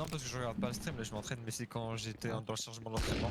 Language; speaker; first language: French; native; French